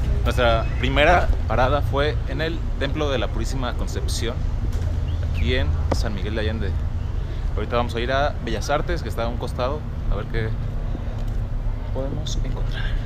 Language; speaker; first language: Spanish; native; Spanish